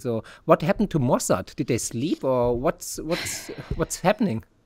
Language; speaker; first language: English; non-native, fluent; German